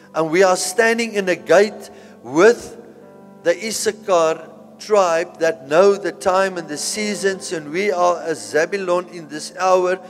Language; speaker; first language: English; non-native, local second language; Afrikaans